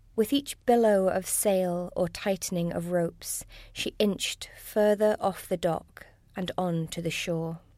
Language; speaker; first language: English; native; English